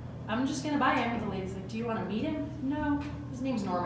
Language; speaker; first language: English; native; English